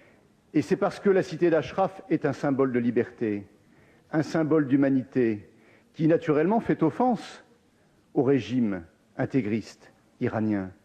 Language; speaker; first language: French; native; French